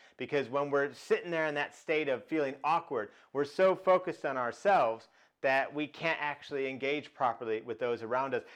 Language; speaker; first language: English; native; English